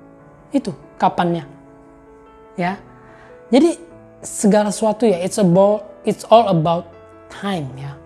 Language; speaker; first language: Indonesian; native; Indonesian